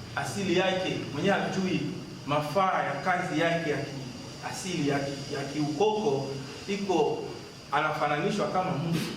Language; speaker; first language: Swahili; non-native, local second language; Nande